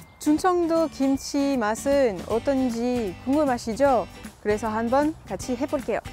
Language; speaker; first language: Korean; non-native, learner; French